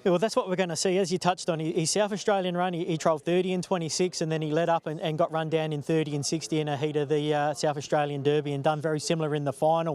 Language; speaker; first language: English; native; English